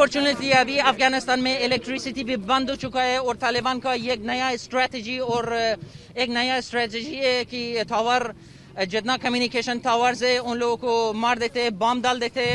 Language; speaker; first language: Hindi; non-native, fluent; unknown